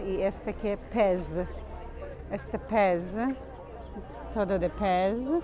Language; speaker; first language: Spanish; non-native, learner; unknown